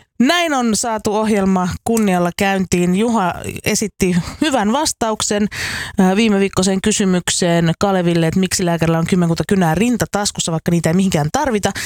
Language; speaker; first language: Finnish; native; Finnish